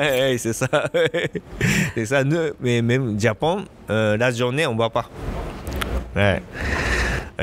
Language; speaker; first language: French; non-native, learner; Japanese